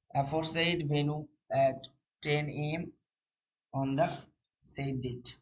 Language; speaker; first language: English; non-native, local second language; Bangla